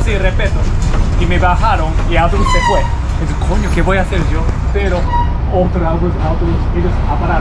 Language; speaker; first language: Spanish; non-native, learner; Japanese